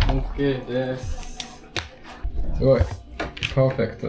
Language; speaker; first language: Japanese; native; Japanese